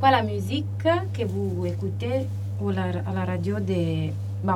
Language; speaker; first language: French; non-native, learner; Italian